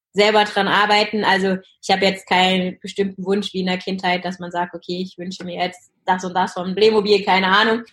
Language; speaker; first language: German; native; German